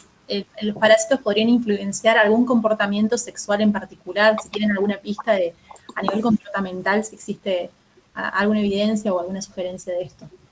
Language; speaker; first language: Spanish; native; Spanish